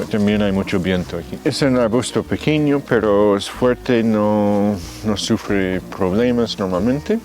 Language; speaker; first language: Spanish; non-native, fluent; English